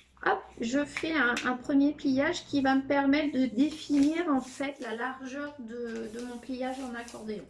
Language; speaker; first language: French; native; French